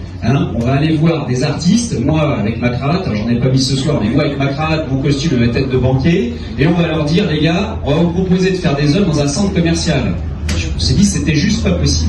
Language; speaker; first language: French; native; French